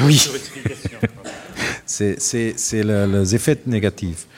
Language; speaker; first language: French; non-native, learner; Portuguese